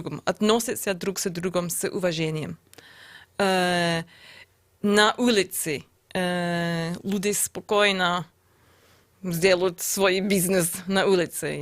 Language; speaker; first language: Russian; non-native, learner; English